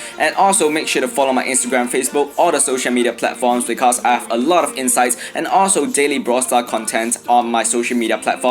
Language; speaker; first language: English; non-native, fluent; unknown